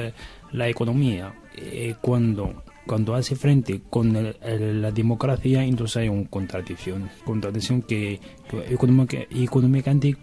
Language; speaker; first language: Spanish; non-native, learner; Arabic